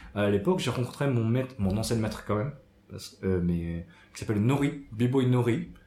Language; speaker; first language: French; non-native, fluent; Japanese